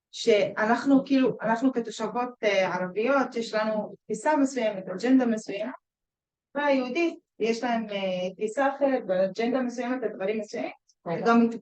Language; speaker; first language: Hebrew; non-native, local second language; Arabic